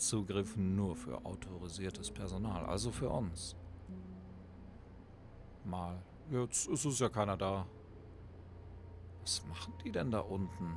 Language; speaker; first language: German; native; German